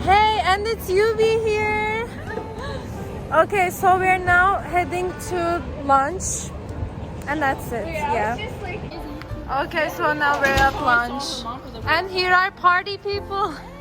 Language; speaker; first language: English; non-native, fluent; Turkish